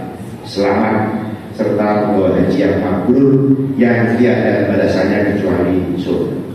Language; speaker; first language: Indonesian; native; Indonesian